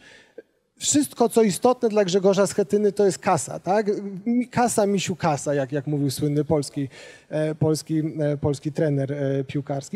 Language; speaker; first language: Polish; native; Polish